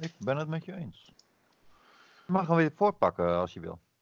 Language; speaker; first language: Dutch; native; Dutch